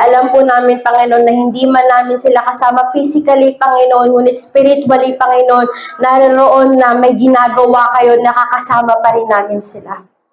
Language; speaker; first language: Filipino; native; Filipino